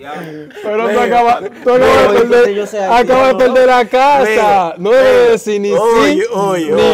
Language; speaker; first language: Spanish; native; Spanish